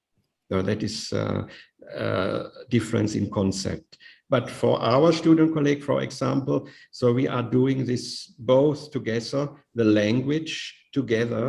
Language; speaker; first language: English; non-native, fluent; Indonesian